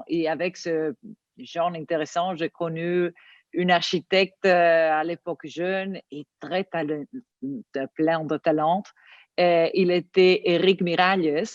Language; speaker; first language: French; non-native, fluent; Italian